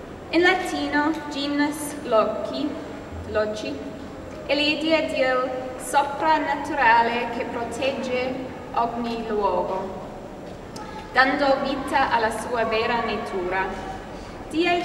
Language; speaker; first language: Italian; non-native, fluent; English